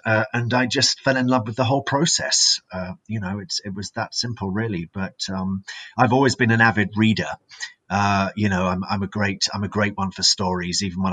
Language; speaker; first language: English; native; English